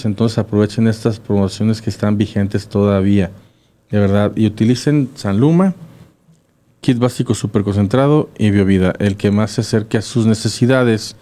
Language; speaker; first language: Spanish; native; Spanish